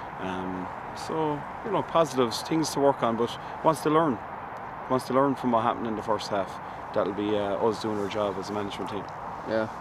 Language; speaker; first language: English; native; English